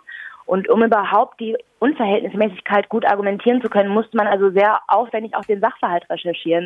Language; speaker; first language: German; native; German